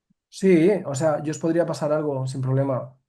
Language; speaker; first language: Spanish; native; Spanish